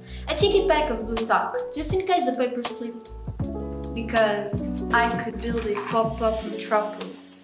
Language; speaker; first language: English; non-native, learner; Portuguese